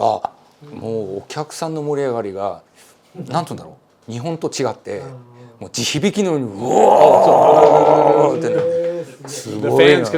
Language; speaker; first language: Japanese; native; Japanese